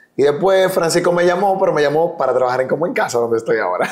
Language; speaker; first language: Spanish; native; Spanish